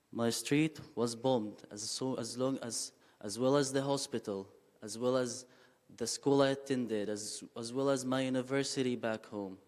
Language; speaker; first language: English; non-native, fluent; Arabic